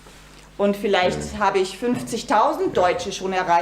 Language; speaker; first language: German; native; German